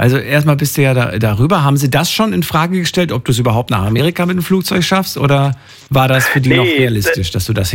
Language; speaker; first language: German; native; German